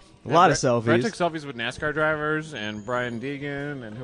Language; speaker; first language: English; native; English